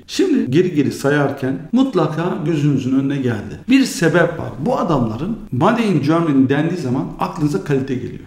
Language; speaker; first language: Turkish; early bilingual, heritage; Turkish